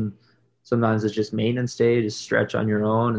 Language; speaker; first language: English; native; English